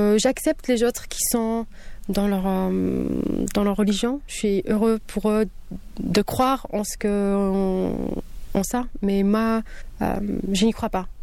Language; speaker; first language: French; non-native, local second language; Kabyle